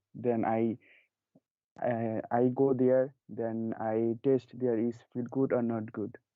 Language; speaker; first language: English; non-native, learner; Bangla